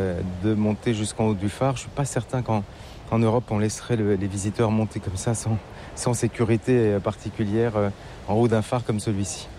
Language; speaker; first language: French; native; French